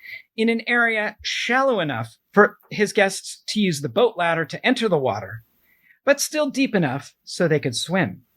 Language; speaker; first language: English; native; English